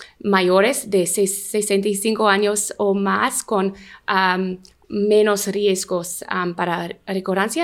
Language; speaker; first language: Spanish; non-native, learner; English